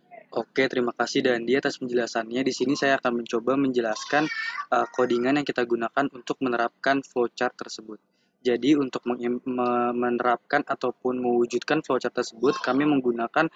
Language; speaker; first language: Indonesian; native; Indonesian